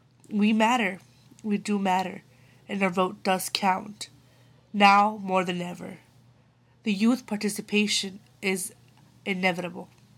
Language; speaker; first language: English; early bilingual, other home language; Spanish